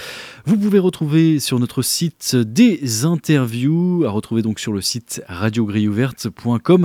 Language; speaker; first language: French; native; French